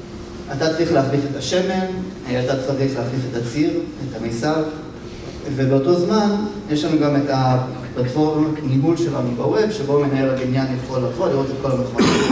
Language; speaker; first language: Hebrew; native; Hebrew